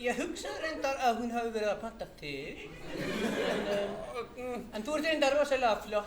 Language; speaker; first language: Icelandic; non-native, fluent; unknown